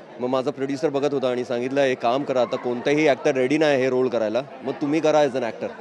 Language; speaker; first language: Marathi; non-native, local second language; Malayalam